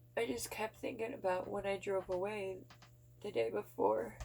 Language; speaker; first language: English; native; English